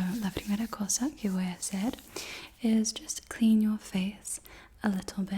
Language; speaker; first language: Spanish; non-native, learner; English